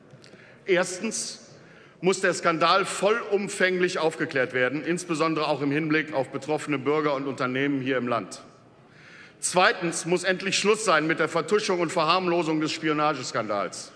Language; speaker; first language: German; native; German